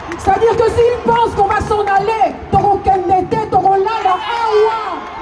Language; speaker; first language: French; early bilingual, other home language; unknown